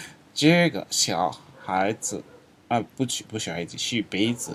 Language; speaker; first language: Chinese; non-native, learner; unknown